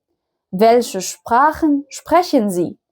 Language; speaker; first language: German; non-native, fluent; Arabic